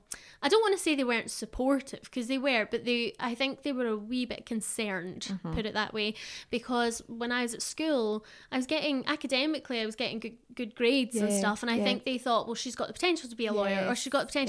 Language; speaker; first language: English; native; English